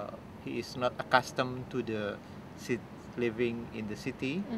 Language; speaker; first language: English; non-native, fluent; Indonesian